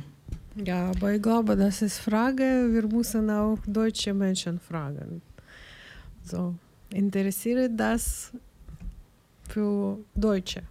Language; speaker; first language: German; non-native, learner; Ukrainian